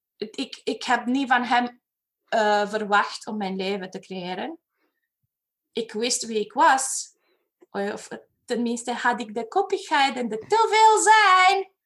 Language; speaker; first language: Dutch; non-native, fluent; Romanian